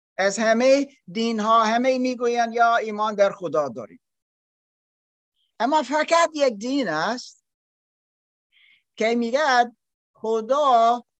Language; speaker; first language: Persian; non-native, learner; German